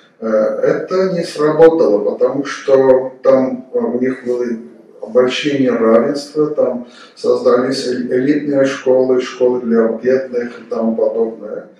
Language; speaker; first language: Russian; non-native, local second language; Armenian